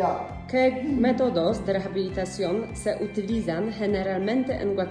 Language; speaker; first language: Spanish; non-native, learner; Polish